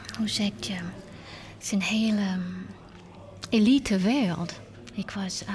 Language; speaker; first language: Dutch; non-native, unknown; English